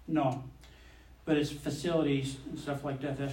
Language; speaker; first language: English; native; English